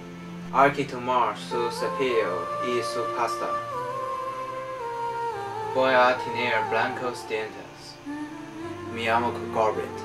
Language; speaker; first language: Spanish; non-native, learner; English